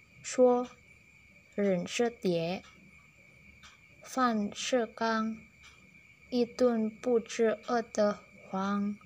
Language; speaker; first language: Chinese; non-native, learner; Indonesian